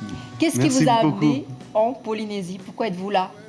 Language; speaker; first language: French; native; French